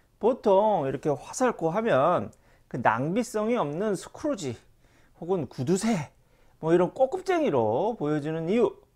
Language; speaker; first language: Korean; native; Korean